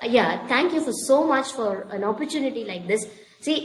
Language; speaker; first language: English; non-native, local second language; Tamil